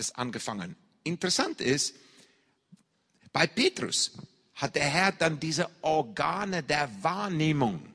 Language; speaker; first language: German; non-native, fluent; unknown